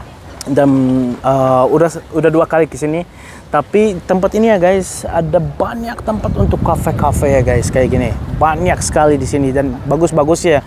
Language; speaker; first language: Indonesian; non-native, fluent; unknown